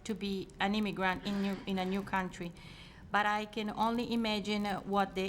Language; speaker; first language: English; non-native, learner; Italian